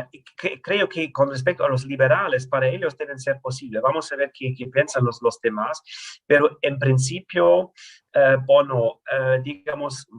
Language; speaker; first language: Spanish; non-native, fluent; German